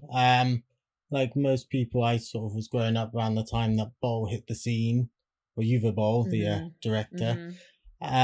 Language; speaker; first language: English; native; English